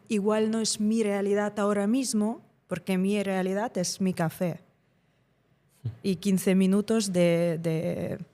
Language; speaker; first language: Spanish; non-native, fluent; Ukrainian